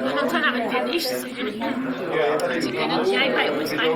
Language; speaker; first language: German; non-native, learner; French